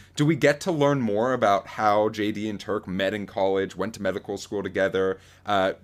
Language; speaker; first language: English; native; English